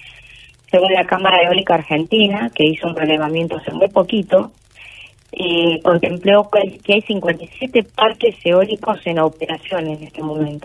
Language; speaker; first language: Spanish; native; Spanish